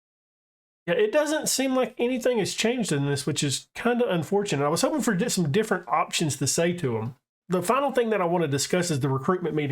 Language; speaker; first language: English; native; English